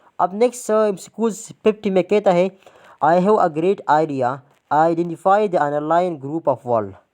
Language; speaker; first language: Urdu; non-native, local second language; Pashto